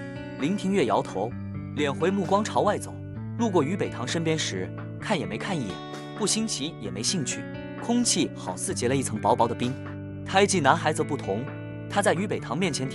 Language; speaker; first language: Chinese; native; Chinese